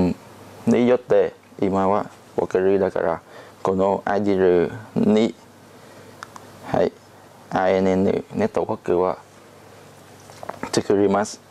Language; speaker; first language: Japanese; non-native, learner; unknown